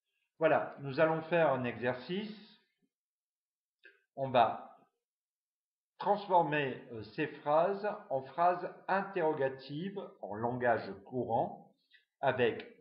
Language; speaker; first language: French; native; French